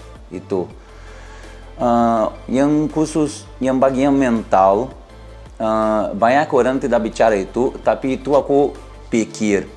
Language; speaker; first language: Indonesian; non-native, learner; Portuguese